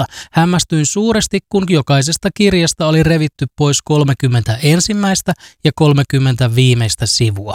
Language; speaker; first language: Finnish; native; Finnish